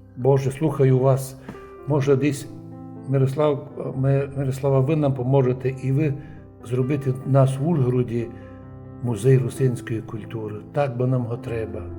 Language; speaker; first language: Ukrainian; native; Ukrainian